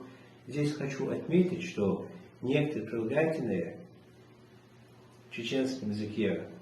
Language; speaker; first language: Russian; non-native, local second language; Chechen